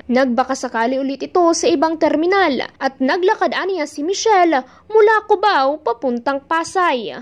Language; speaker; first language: Filipino; native; Filipino